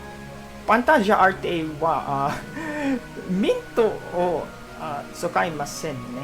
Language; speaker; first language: Japanese; non-native, learner; Filipino